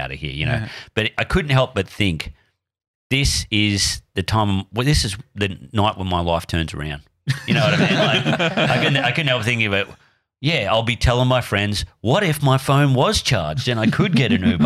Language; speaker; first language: English; native; English